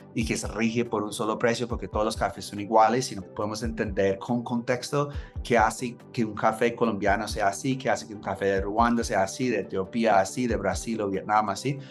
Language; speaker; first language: Spanish; non-native, fluent; English